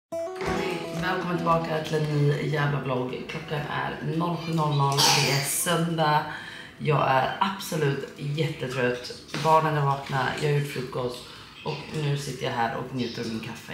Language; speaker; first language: Swedish; native; Swedish